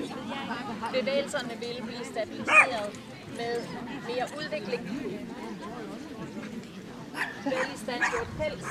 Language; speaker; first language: Danish; native; Danish